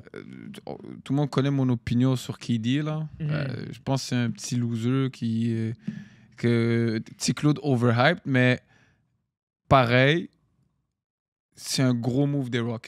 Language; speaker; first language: French; native; French